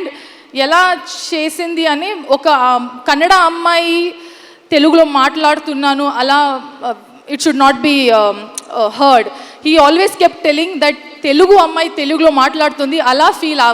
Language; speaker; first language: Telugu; non-native, learner; Kannada